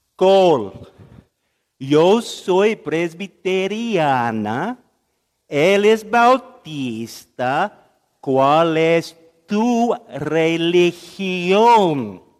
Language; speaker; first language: Spanish; non-native, fluent; English